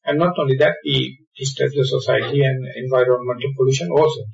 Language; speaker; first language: English; non-native, local second language; Sinhala